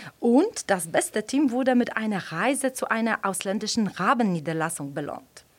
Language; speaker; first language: German; non-native, fluent; Polish